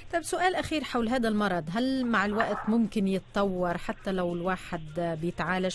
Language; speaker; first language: Arabic; native; Arabic